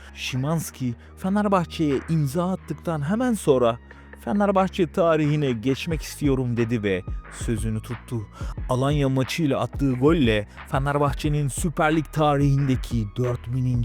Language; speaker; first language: Turkish; native; Turkish